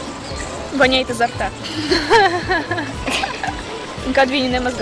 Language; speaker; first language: Latvian; non-native, local second language; Russian